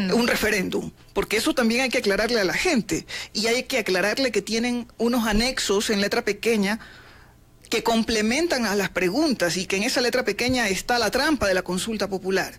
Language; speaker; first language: Spanish; native; Spanish